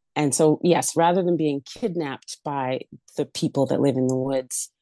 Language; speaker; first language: English; native; English